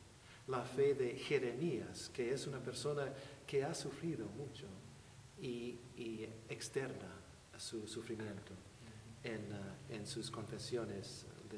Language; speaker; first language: Spanish; non-native, fluent; English